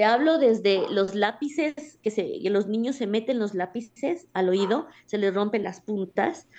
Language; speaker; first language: Spanish; native; Spanish